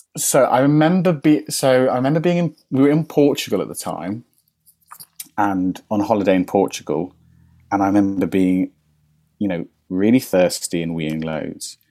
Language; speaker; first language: English; native; English